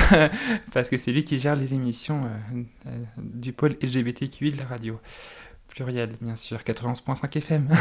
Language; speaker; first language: French; native; French